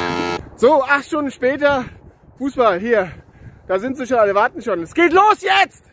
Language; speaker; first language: German; native; German